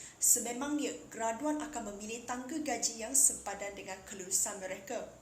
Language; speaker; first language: Malay; non-native, local second language; Chinese